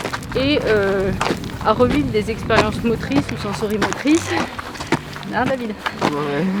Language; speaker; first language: French; native; French